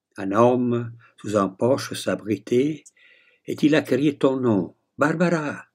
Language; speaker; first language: French; non-native, fluent; Italian